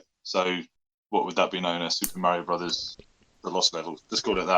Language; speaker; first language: English; native; English